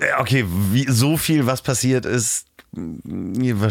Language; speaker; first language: German; native; German